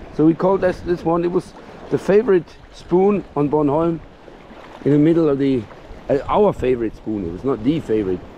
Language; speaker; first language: English; non-native, fluent; Danish